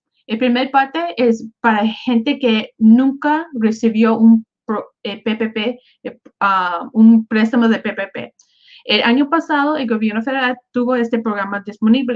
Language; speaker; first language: Spanish; early bilingual, other home language; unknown